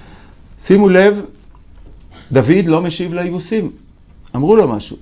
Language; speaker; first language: Hebrew; native; Hebrew